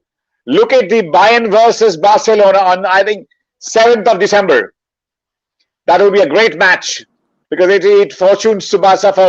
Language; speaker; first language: English; non-native, local second language; Bangla